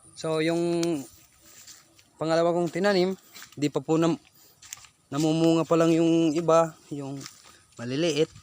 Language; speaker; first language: Filipino; non-native, local second language; Bikol